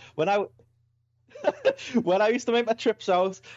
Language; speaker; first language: English; native; English